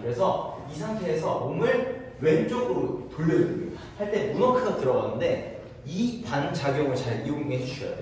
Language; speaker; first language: Korean; native; Korean